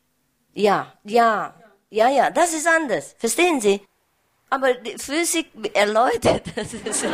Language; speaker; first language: German; non-native, learner; Vietnamese